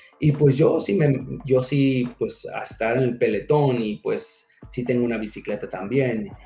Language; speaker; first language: Spanish; early bilingual, heritage; Spanish